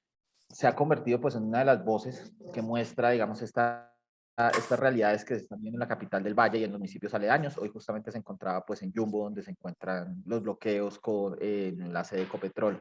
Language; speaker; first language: Spanish; native; Spanish